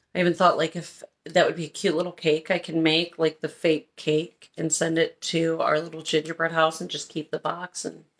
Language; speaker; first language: English; native; English